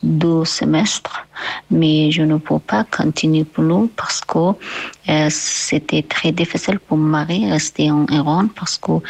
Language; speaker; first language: French; non-native, learner; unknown